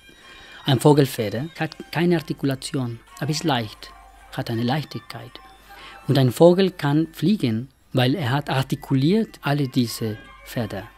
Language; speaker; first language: German; non-native, fluent; Spanish